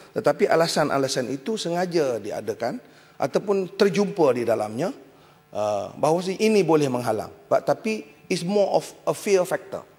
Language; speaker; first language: Malay; native; Malay